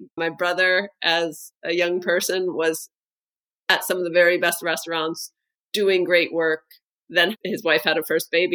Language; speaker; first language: English; native; English